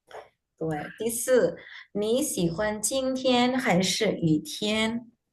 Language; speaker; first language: Chinese; non-native, fluent; Indonesian